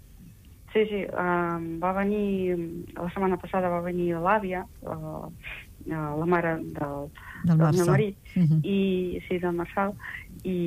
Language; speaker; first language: Catalan; non-native, fluent; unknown